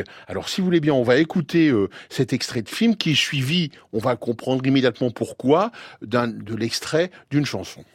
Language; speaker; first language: French; native; French